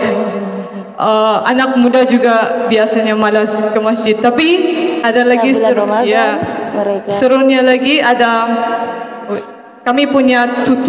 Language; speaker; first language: Indonesian; non-native, fluent; Maranao